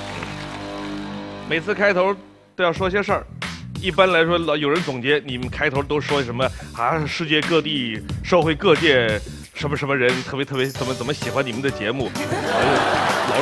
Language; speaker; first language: Chinese; native; Chinese